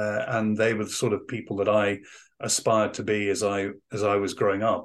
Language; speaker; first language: English; native; English